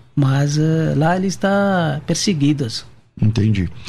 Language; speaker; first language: Portuguese; non-native, learner; Urdu